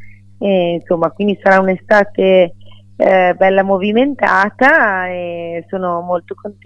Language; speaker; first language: Italian; native; Italian